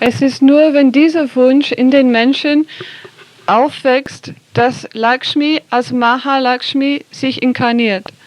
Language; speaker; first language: German; non-native, fluent; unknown